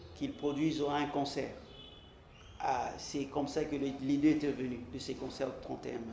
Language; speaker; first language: French; non-native, local second language; Lingala